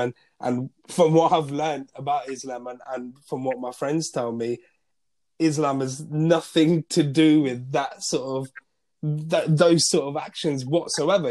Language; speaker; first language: English; non-native, local second language; Gujarati